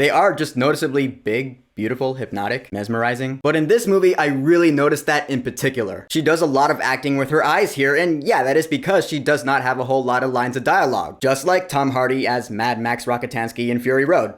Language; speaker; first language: English; native; English